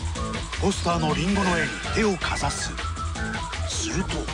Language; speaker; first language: Japanese; native; Japanese